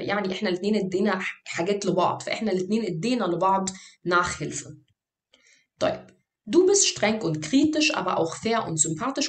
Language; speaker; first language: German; non-native, fluent; Arabic